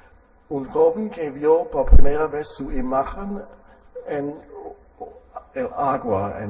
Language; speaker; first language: Spanish; non-native, fluent; German